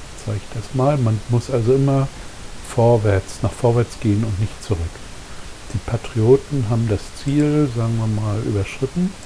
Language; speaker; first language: German; native; German